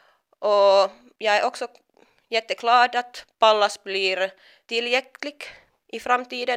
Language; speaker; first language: Swedish; non-native, local second language; Finnish